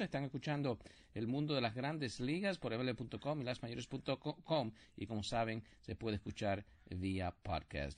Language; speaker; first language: Spanish; native; Spanish